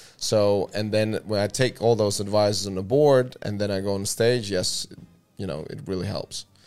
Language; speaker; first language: English; non-native, fluent; Russian